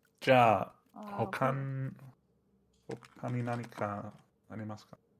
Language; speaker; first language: Japanese; non-native, fluent; Danish